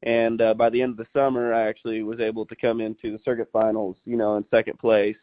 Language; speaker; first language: English; native; English